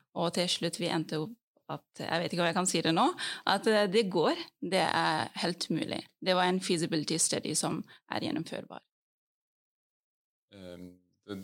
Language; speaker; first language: Norwegian; early bilingual, other home language; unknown